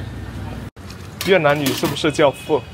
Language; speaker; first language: Chinese; early bilingual, heritage; Indonesian